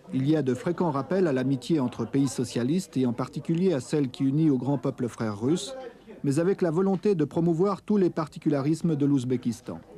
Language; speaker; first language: French; native; French